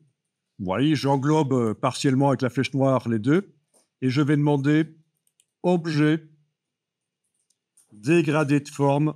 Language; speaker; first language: French; native; French